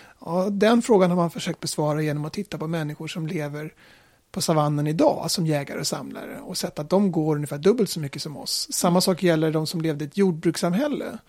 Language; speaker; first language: Swedish; native; Swedish